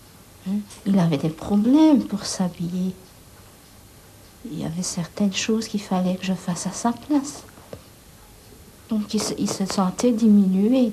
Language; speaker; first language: French; native; French